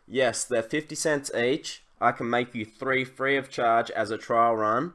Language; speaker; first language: English; native; English